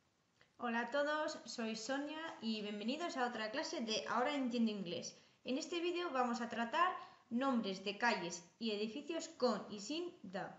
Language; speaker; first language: Spanish; non-native, fluent; English